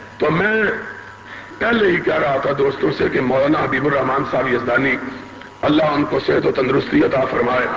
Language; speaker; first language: Urdu; non-native, local second language; Punjabi